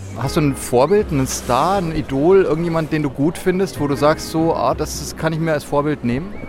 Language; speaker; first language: German; native; German